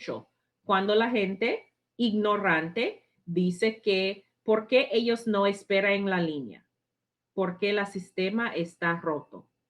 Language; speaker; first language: Spanish; non-native, fluent; English